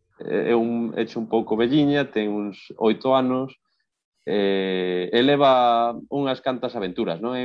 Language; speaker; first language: Galician; non-native, local second language; Spanish